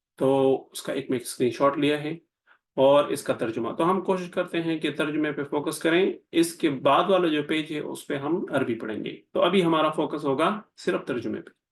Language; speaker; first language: Urdu; non-native, local second language; Pashto